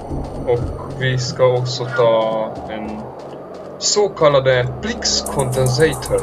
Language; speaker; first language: Swedish; non-native, learner; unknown